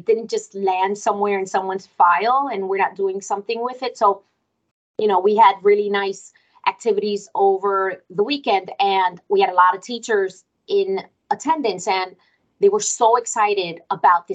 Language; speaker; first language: English; early bilingual, other home language; Spanish